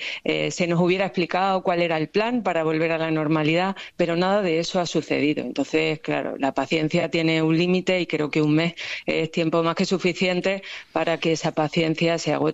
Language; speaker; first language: Spanish; native; Spanish